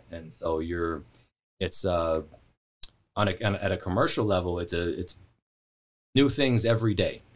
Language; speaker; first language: English; native; English